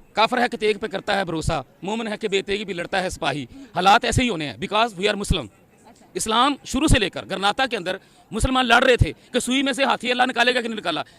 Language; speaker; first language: Urdu; non-native, local second language; Punjabi